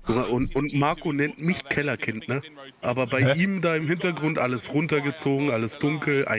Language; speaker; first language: German; native; German